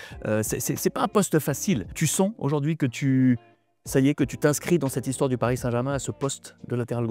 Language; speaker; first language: French; native; French